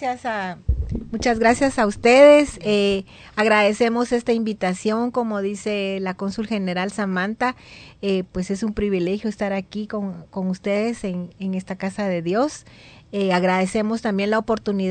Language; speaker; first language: Spanish; native; Spanish